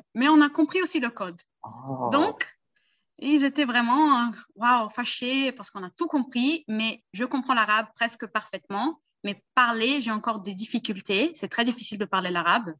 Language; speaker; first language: French; early bilingual, heritage; Portuguese